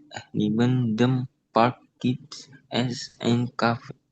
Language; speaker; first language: German; non-native, learner; Indonesian